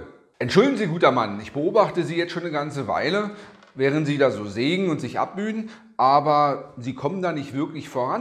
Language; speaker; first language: German; native; German